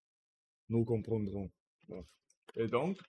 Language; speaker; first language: French; non-native, learner; Russian